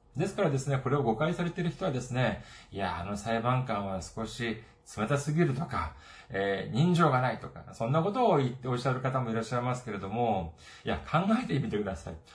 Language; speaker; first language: Japanese; non-native, fluent; Korean